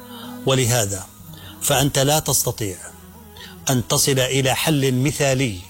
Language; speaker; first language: Arabic; native; Arabic